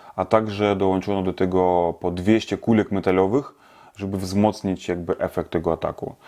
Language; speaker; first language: Polish; non-native, fluent; Russian